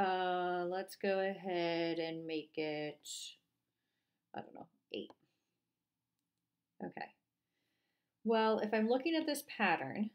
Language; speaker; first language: English; native; English